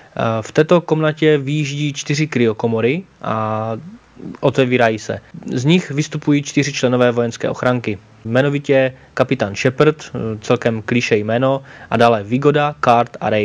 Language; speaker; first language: Czech; native; Czech